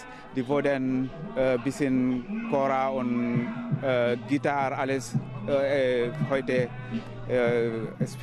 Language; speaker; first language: German; non-native, learner; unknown